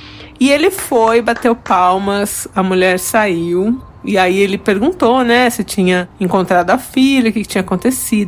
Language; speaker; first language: Portuguese; native; Portuguese